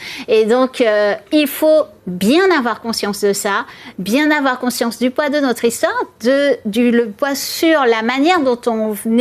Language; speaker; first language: French; native; French